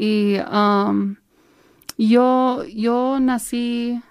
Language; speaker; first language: Spanish; early bilingual, heritage; Spanish